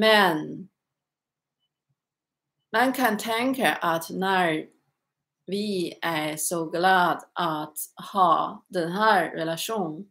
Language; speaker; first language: Swedish; non-native, learner; Chinese